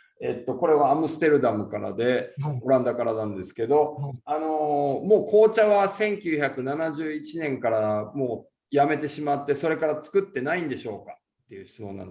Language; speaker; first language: Japanese; native; Japanese